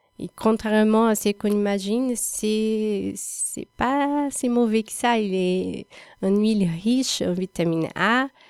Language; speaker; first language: French; non-native, learner; Portuguese